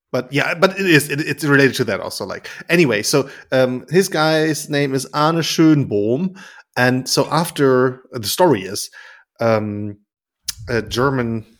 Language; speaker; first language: English; non-native, fluent; German